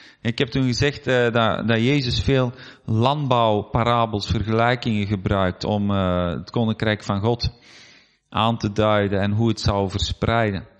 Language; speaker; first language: Dutch; native; Dutch